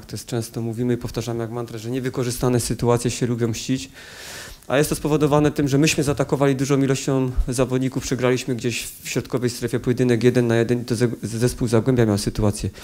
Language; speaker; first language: Polish; native; Polish